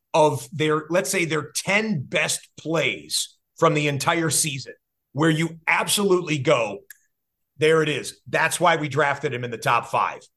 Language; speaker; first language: English; native; English